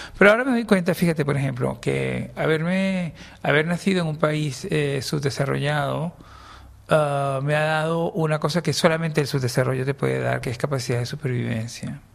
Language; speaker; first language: Spanish; native; Spanish